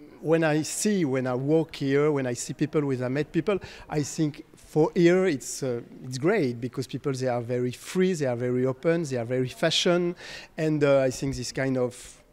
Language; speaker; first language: English; non-native, fluent; French